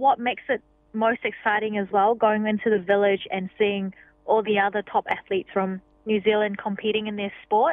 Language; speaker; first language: English; non-native, local second language; Cantonese